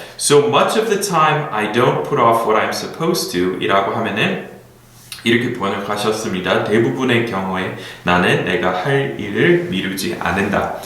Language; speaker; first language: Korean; non-native, fluent; English